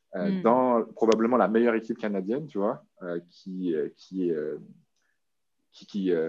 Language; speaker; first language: French; native; French